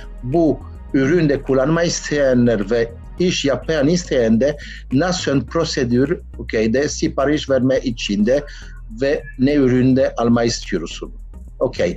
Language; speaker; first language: Turkish; non-native, learner; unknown